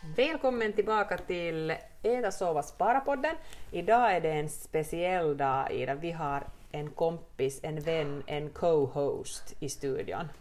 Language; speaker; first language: Swedish; native; Swedish